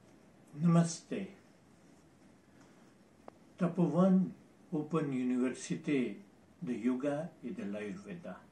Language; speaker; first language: French; non-native, fluent; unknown